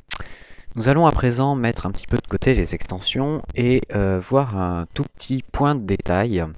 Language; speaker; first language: French; native; French